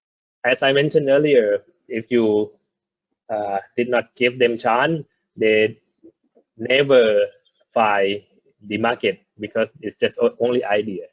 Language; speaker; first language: English; non-native, fluent; Thai